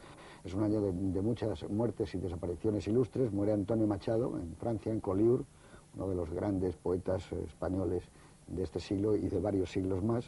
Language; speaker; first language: Spanish; native; Spanish